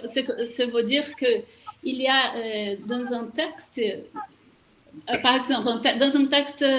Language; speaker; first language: French; non-native, fluent; Portuguese